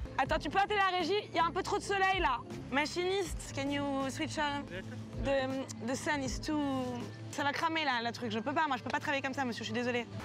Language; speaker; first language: French; native; French